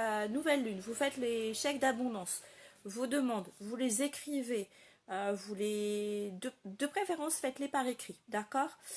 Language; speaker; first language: French; native; French